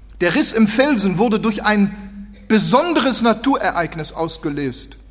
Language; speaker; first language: German; native; German